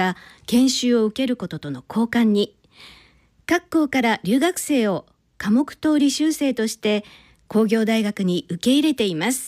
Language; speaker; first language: Japanese; native; Japanese